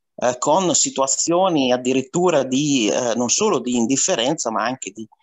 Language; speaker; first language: Italian; native; Italian